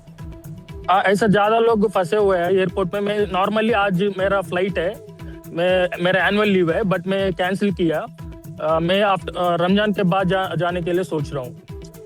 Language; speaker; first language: Hindi; non-native, local second language; Telugu